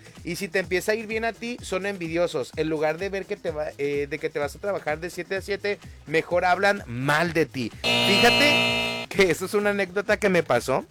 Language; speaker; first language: Spanish; native; Spanish